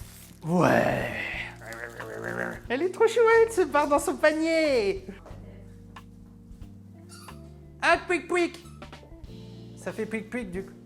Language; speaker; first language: French; native; French